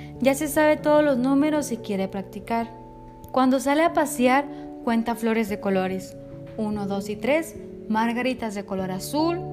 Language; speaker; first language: Spanish; native; Spanish